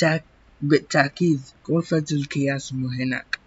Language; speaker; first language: Arabic; non-native, learner; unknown